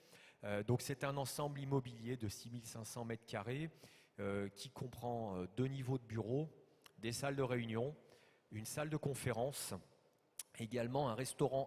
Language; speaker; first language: French; native; French